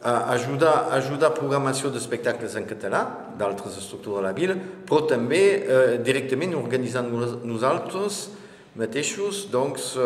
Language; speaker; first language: Catalan; non-native, local second language; French